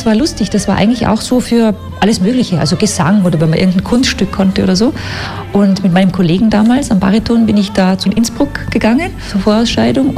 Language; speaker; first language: German; native; German